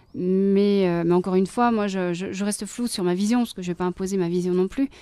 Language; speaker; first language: French; native; French